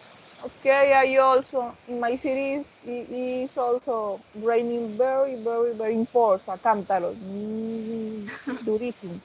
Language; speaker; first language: English; non-native, learner; Spanish